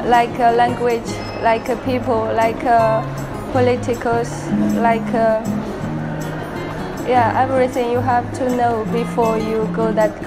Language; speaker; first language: English; non-native, learner; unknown